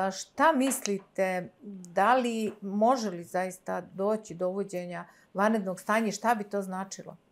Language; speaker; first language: Serbian; native; Serbian